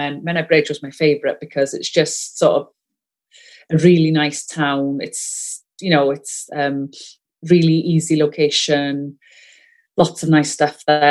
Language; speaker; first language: English; non-native, local second language; Welsh